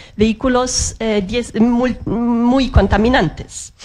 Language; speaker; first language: Spanish; non-native, fluent; German